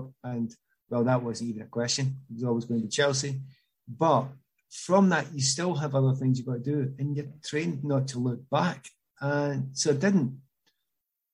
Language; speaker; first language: English; native; English